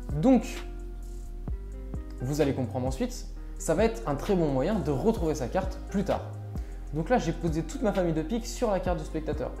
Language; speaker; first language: French; native; French